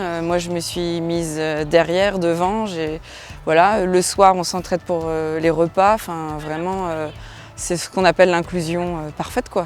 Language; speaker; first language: French; native; French